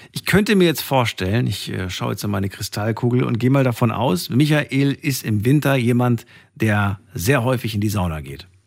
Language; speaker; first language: German; native; German